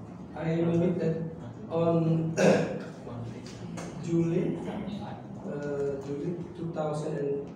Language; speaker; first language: English; non-native, learner; Indonesian